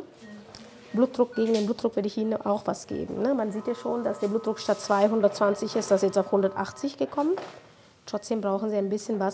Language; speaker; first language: German; non-native, fluent; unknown